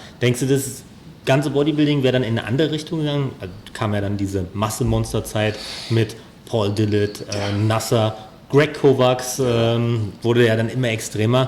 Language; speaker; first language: German; native; German